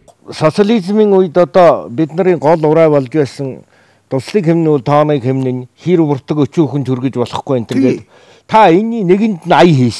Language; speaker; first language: Mongolian; native; Mongolian